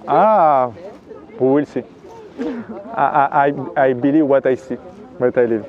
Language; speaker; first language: English; non-native, fluent; French